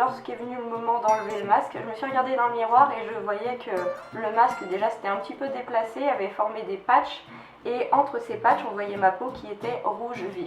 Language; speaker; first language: French; native; French